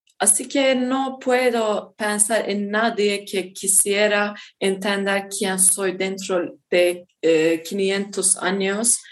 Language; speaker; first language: Spanish; non-native, learner; Turkish